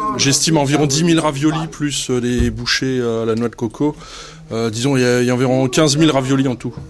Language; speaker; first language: French; native; French